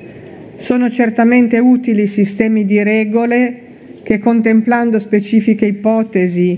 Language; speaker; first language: Italian; native; Italian